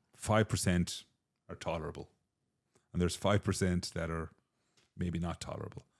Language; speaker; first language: English; native; English